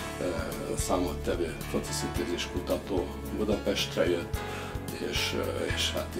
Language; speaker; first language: Hungarian; native; Hungarian